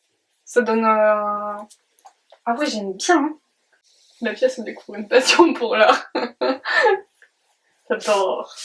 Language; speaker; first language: French; native; French